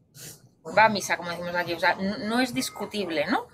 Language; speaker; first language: Spanish; native; Spanish